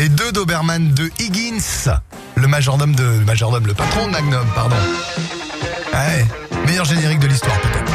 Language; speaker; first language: French; native; French